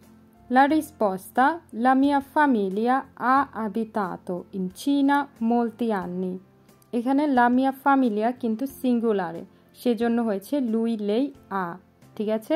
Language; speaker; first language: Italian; non-native, fluent; Bangla